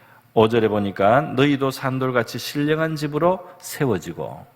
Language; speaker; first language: Korean; native; Korean